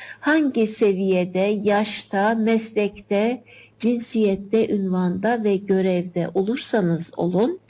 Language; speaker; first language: Turkish; native; Turkish